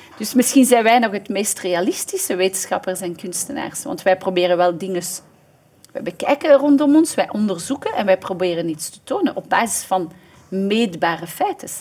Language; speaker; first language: Dutch; native; Dutch